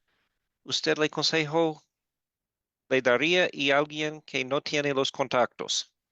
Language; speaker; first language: Spanish; non-native, fluent; English